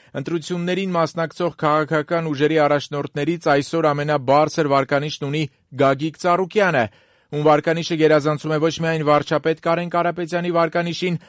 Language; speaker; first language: Armenian; native; Armenian